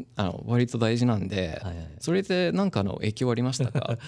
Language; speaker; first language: Japanese; non-native, fluent; English